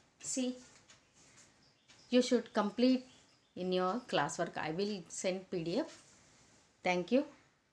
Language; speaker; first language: English; non-native, local second language; Telugu